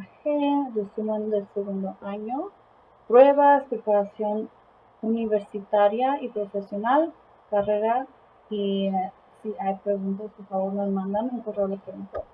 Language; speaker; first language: Spanish; early bilingual, heritage; Spanish